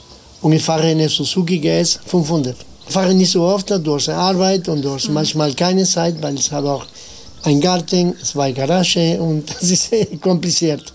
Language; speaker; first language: German; non-native, learner; Spanish